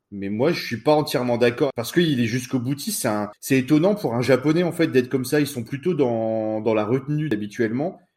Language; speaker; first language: French; native; French